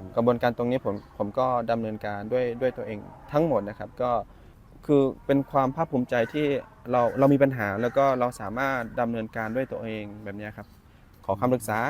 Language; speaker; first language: Thai; non-native, local second language; S'gaw Karen